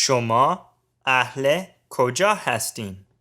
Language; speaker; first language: Persian; non-native, learner; English